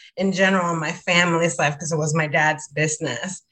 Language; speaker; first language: English; non-native, fluent; Spanish